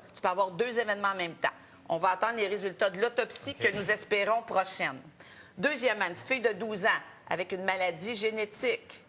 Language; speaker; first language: French; native; French